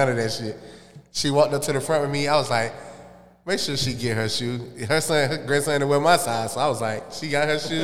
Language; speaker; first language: English; native; English